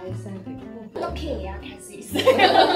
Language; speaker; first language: Korean; non-native, fluent; Chinese